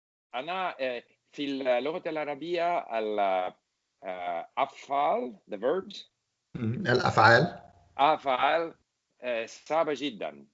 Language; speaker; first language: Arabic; non-native, learner; English